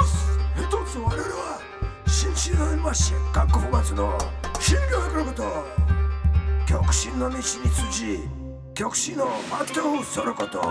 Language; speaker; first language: Japanese; non-native, learner; Russian